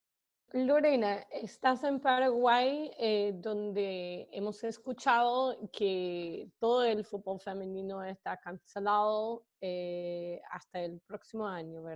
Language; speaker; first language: Spanish; non-native, fluent; English